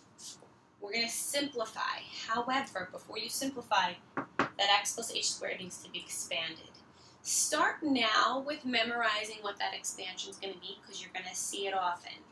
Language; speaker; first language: English; native; English